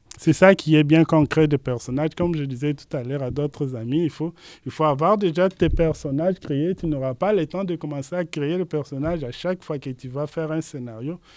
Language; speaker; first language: French; non-native, local second language; Lingala